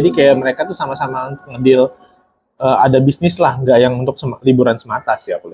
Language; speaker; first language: Indonesian; native; Indonesian